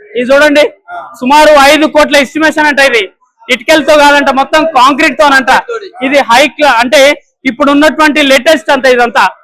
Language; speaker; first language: Telugu; non-native, local second language; Lambadi